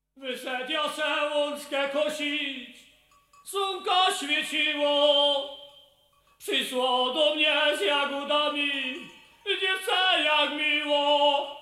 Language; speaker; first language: German; non-native, fluent; Polish